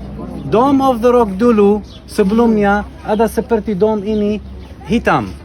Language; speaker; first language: Indonesian; non-native, fluent; Arabic